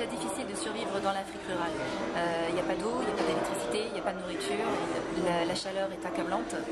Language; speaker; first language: French; native; French